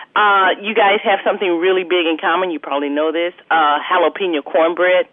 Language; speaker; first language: English; native; English